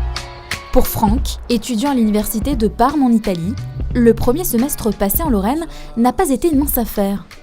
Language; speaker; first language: French; native; French